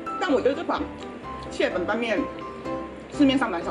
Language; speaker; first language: Chinese; native; Chinese